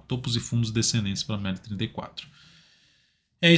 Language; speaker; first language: Portuguese; native; Portuguese